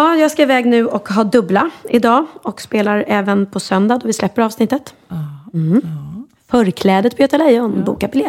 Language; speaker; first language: Swedish; native; Swedish